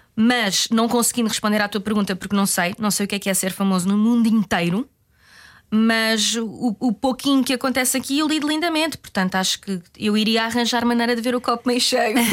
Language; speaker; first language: Portuguese; native; Portuguese